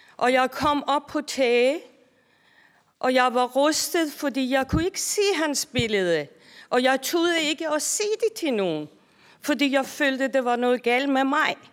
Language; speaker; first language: Danish; non-native, fluent; Persian